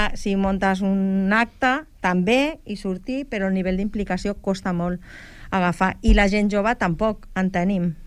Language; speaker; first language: Catalan; non-native, local second language; Spanish